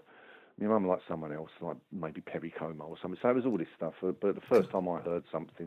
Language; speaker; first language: English; native; English